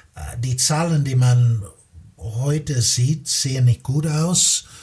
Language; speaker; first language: German; non-native, fluent; English